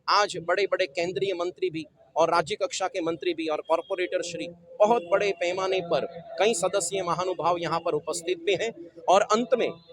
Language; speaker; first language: Hindi; non-native, local second language; Gujarati